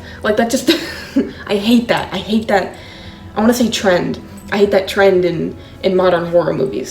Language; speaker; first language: English; native; English